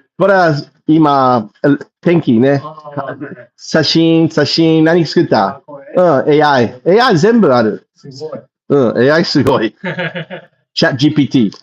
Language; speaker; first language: Japanese; non-native, learner; English